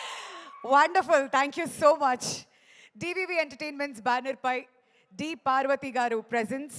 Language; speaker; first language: Telugu; native; Telugu